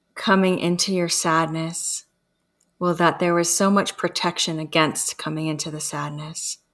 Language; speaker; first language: English; early bilingual, other home language; Spanish